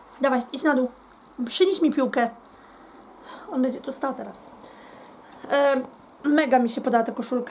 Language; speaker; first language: Polish; native; Polish